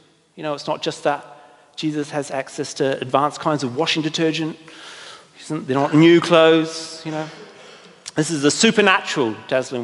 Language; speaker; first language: English; native; English